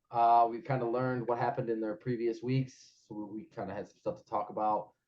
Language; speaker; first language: English; native; English